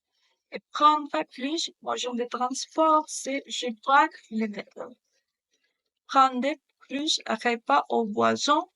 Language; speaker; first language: French; non-native, learner; Spanish